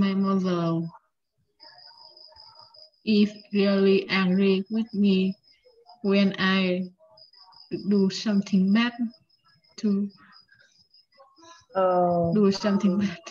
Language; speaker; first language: English; non-native, learner; Vietnamese